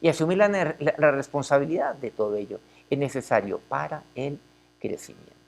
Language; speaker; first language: Spanish; native; Spanish